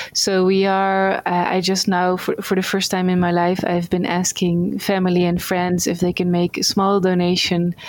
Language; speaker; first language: English; non-native, fluent; Dutch